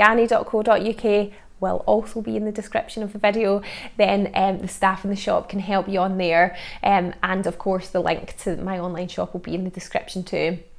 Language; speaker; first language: English; native; English